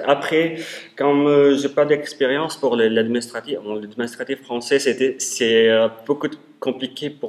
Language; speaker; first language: French; non-native, learner; Arabic